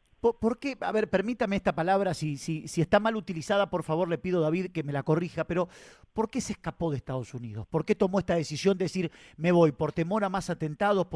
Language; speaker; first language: Spanish; native; Spanish